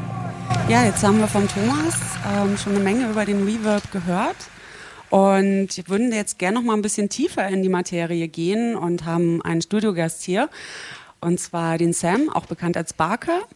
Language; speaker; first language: German; native; German